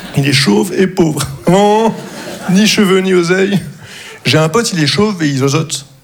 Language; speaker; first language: French; early bilingual, other home language; Arabic